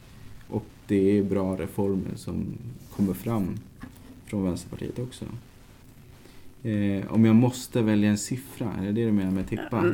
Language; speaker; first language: Swedish; native; Swedish